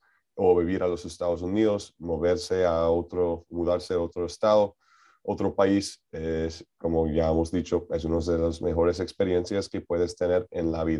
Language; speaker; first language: Spanish; non-native, learner; English